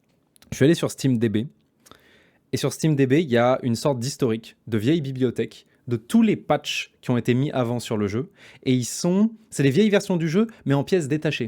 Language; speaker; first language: French; native; French